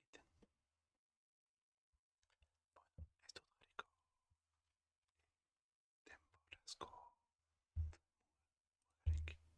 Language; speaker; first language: Basque; non-native, learner; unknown